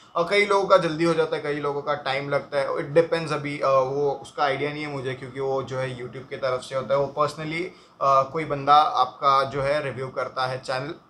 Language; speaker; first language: Hindi; non-native, local second language; Marathi